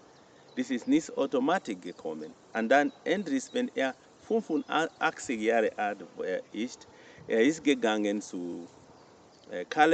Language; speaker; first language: German; non-native, fluent; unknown